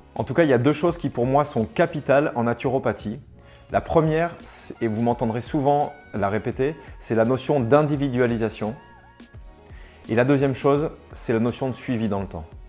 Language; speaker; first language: French; native; French